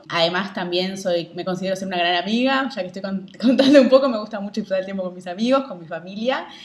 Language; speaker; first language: Spanish; native; Spanish